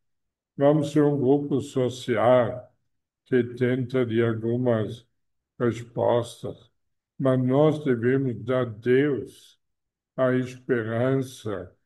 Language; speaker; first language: Portuguese; non-native, fluent; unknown